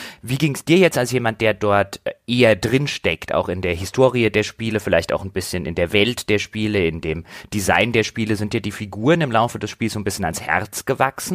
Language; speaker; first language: German; native; German